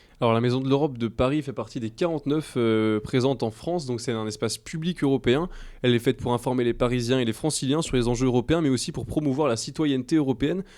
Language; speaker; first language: French; native; French